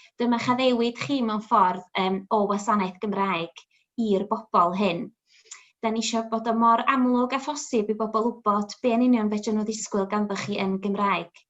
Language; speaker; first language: Welsh; native; Welsh